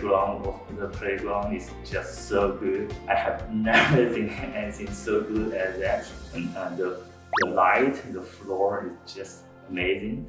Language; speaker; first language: English; non-native, fluent; Chinese